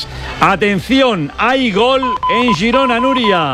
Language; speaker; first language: Spanish; native; Spanish